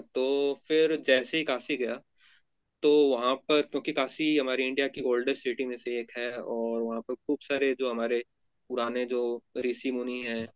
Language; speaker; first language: Hindi; native; Hindi